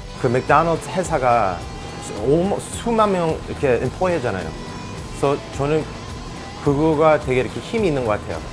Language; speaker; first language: Korean; early bilingual, heritage; English